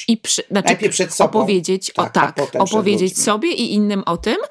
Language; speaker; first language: Polish; native; Polish